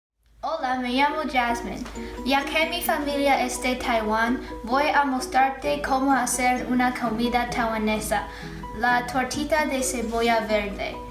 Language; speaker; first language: Spanish; non-native, learner; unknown